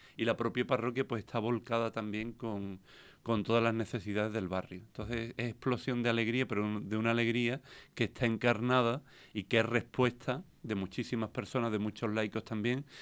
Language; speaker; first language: Spanish; native; Spanish